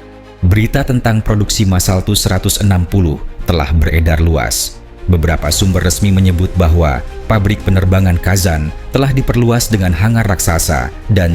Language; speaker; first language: Indonesian; native; Indonesian